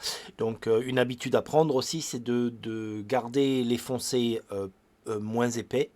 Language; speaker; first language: French; native; French